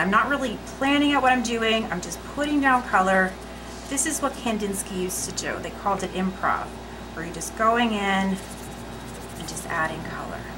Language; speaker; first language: English; native; English